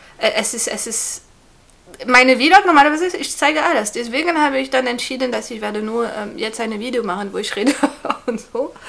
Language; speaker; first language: German; non-native, fluent; French